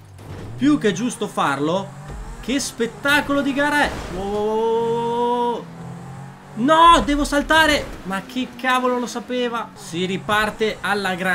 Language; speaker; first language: Italian; native; Italian